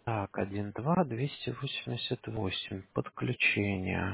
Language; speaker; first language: Russian; native; Russian